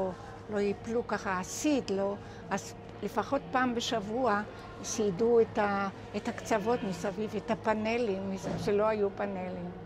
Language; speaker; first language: Hebrew; non-native, local second language; Ladino